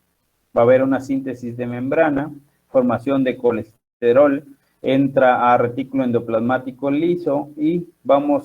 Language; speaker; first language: Spanish; native; Spanish